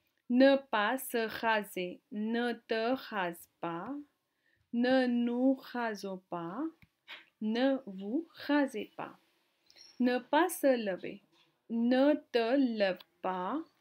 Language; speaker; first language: French; non-native, fluent; Hindi